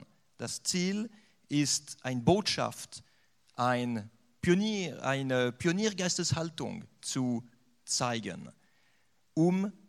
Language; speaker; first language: German; non-native, fluent; French